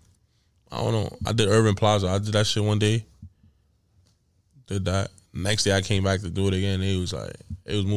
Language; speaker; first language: English; native; English